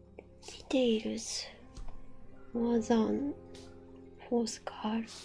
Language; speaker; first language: English; non-native, learner; Japanese